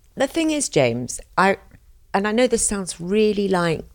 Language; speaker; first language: English; native; English